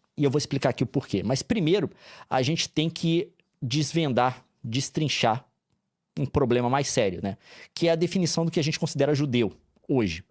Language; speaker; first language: Portuguese; native; Portuguese